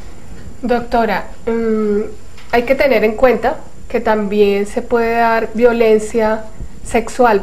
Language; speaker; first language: Spanish; native; Spanish